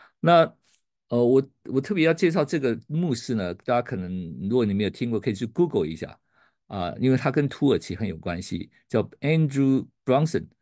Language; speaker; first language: Chinese; native; Chinese